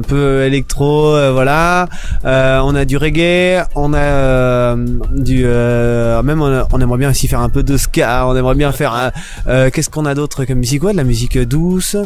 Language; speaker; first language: French; native; French